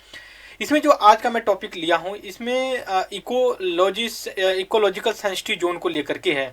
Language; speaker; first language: Hindi; native; Hindi